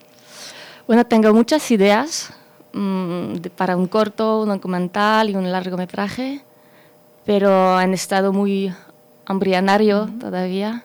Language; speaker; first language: Spanish; non-native, fluent; French